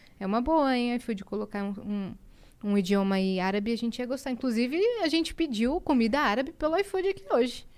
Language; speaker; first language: Portuguese; native; Portuguese